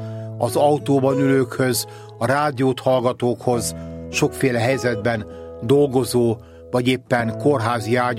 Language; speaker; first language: Hungarian; native; Hungarian